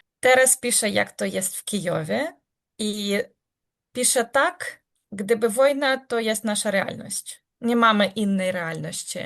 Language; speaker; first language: Polish; non-native, learner; Ukrainian